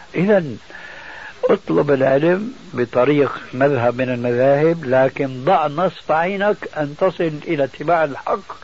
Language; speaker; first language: Arabic; early bilingual, other home language; Albanian